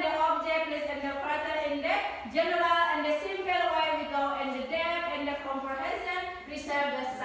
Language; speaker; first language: English; non-native, learner; Indonesian